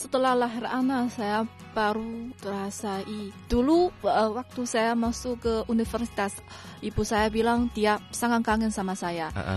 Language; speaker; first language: Indonesian; non-native, fluent; Chinese